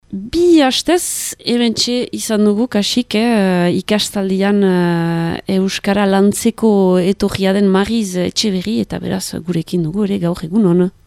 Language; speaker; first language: Basque; native; Basque